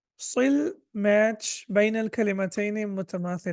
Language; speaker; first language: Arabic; non-native, fluent; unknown